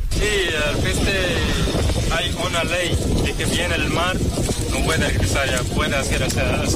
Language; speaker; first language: Spanish; non-native, learner; Arabic